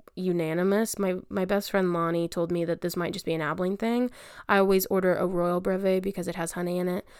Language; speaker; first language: English; native; English